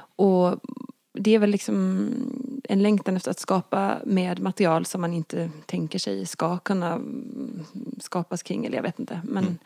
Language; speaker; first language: Swedish; native; Swedish